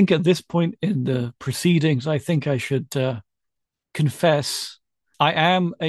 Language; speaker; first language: English; native; English